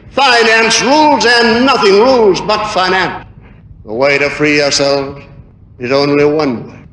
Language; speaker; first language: English; native; English